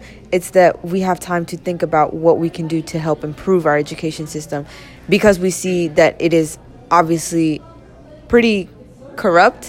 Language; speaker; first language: English; native; English